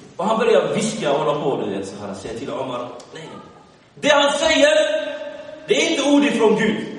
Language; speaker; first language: Swedish; early bilingual, other home language; Arabic